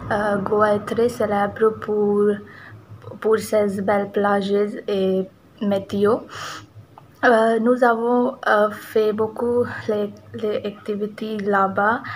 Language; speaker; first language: French; non-native, learner; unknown